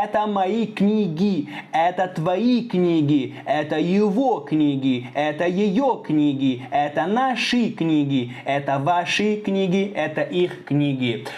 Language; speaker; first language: Russian; non-native, fluent; Tajik